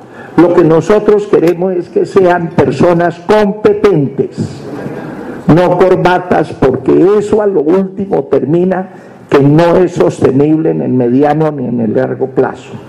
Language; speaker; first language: Spanish; native; Spanish